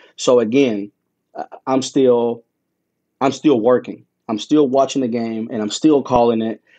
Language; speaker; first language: English; early bilingual, other home language; Spanish